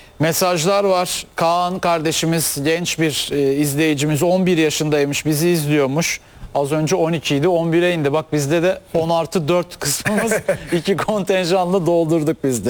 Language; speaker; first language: Turkish; native; Turkish